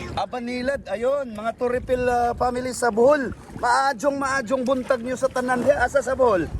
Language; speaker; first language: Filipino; non-native, local second language; Cebuano